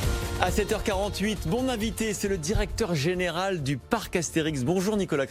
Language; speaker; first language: French; native; French